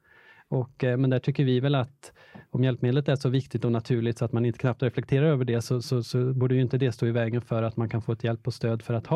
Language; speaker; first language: Swedish; native; Swedish